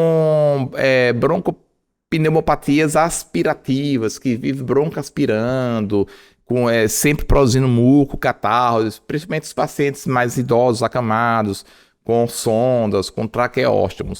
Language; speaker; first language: Portuguese; native; Portuguese